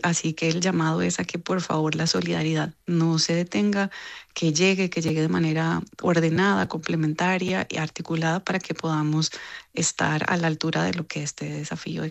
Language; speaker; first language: Spanish; native; Spanish